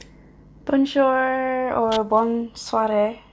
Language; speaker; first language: French; non-native, learner; English